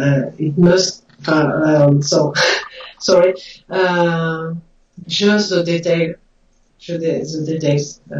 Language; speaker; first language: English; non-native, learner; French